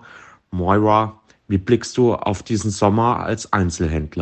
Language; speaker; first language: German; native; German